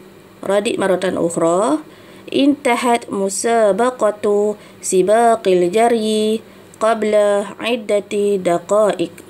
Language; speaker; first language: Arabic; non-native, fluent; Malay